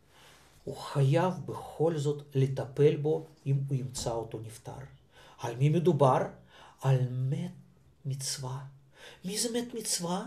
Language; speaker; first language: Hebrew; non-native, fluent; Russian